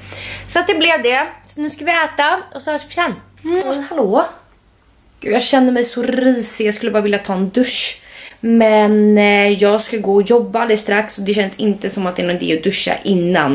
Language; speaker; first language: Swedish; native; Swedish